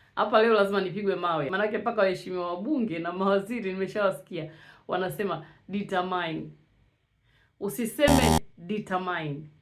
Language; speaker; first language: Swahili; native; Swahili